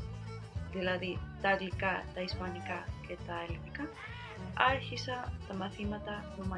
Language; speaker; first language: Greek; early bilingual, heritage; Spanish